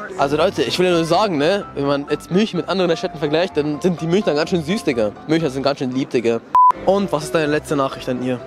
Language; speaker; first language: German; early bilingual, other home language; Turkish